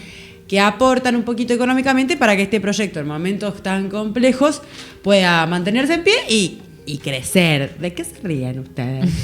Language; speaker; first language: Spanish; native; Spanish